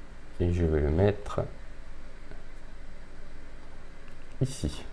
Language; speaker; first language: French; native; French